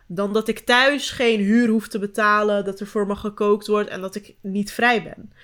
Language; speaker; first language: Dutch; early bilingual, other home language; Turkish